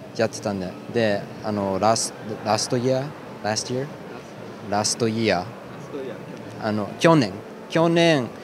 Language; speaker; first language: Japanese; early bilingual, other home language; English